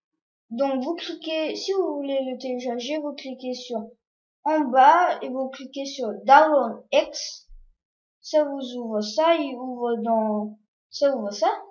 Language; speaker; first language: French; non-native, learner; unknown